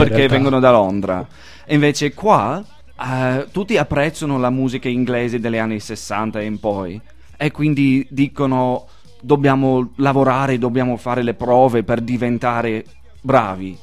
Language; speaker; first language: Italian; non-native, fluent; English